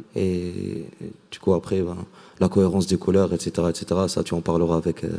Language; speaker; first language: French; non-native, local second language; Arabic